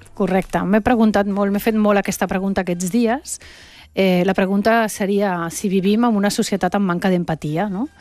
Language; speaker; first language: Catalan; early bilingual, heritage; Catalan